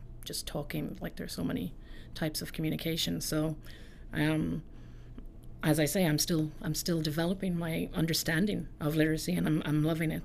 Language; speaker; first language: English; native; English